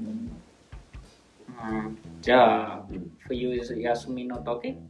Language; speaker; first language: Japanese; non-native, learner; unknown